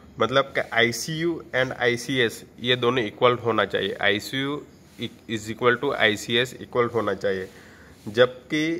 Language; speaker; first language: Hindi; non-native, local second language; Gujarati